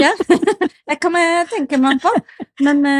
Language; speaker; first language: Norwegian; non-native, fluent; Spanish